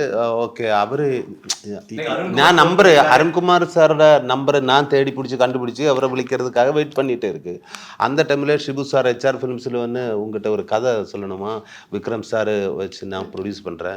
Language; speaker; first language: Tamil; non-native, learner; Malayalam